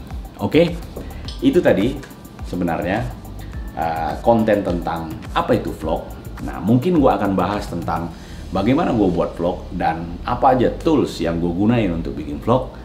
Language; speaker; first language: Indonesian; native; Indonesian